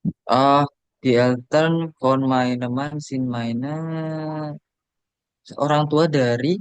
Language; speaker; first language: German; non-native, learner; Indonesian